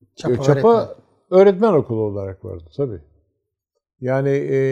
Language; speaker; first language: Turkish; native; Turkish